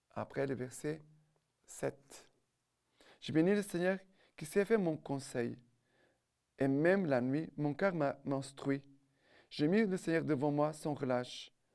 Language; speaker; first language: French; non-native, fluent; Portuguese